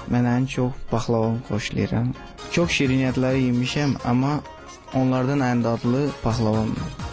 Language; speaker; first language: Azerbaijani; non-native, learner; Tamil